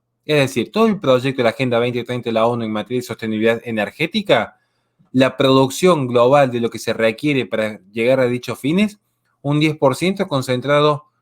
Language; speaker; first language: Spanish; native; Spanish